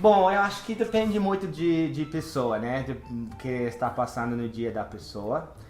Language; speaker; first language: Portuguese; non-native, fluent; English